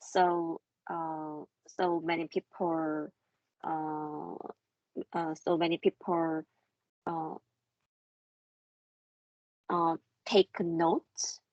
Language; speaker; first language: English; non-native, learner; Korean